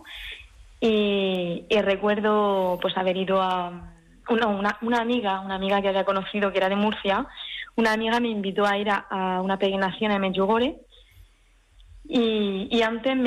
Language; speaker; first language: Spanish; early bilingual, heritage; French